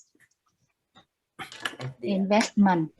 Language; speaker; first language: English; non-native, learner; Vietnamese